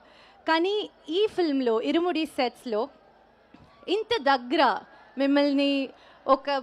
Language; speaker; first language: Telugu; non-native, learner; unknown